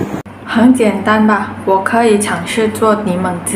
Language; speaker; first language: Chinese; non-native, learner; Malay